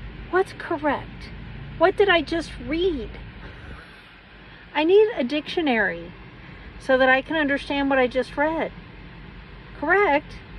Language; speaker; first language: English; native; English